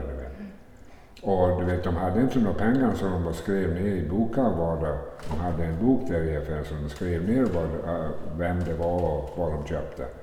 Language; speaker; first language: Swedish; early bilingual, heritage; Swedish